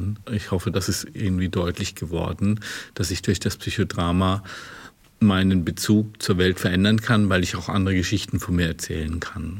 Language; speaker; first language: German; native; German